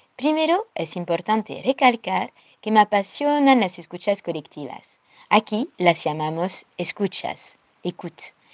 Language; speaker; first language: Spanish; non-native, fluent; French